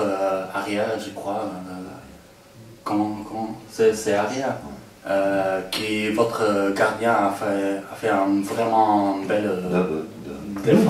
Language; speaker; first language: French; non-native, fluent; Portuguese